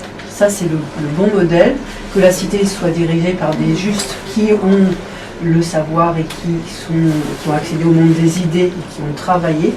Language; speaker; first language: French; native; French